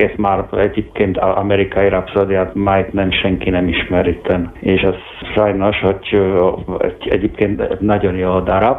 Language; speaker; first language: Hungarian; non-native, fluent; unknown